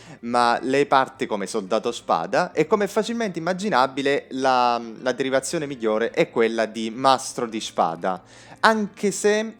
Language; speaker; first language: Italian; native; Italian